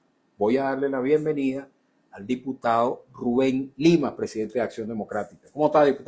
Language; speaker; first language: Spanish; native; Spanish